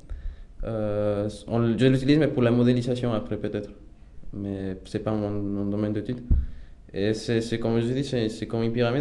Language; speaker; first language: French; non-native, fluent; Spanish